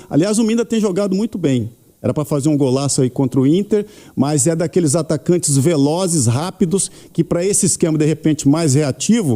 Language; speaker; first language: Portuguese; native; Portuguese